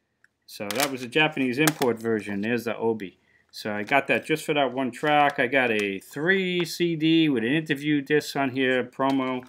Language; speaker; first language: English; native; English